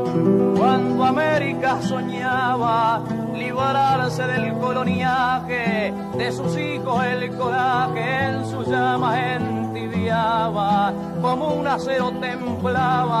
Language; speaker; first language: Spanish; native; Spanish